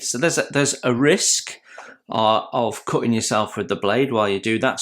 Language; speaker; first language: English; native; English